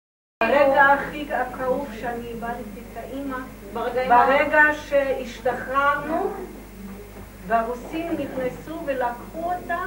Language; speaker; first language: Hebrew; non-native, fluent; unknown